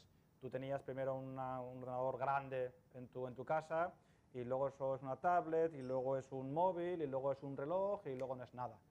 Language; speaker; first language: Spanish; native; Spanish